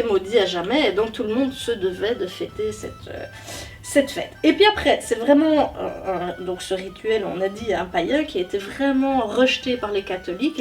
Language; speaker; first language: French; native; French